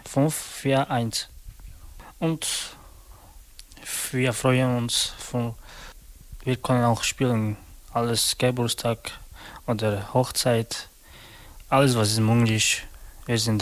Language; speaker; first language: German; non-native, learner; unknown